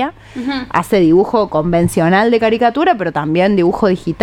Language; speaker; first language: Spanish; native; Spanish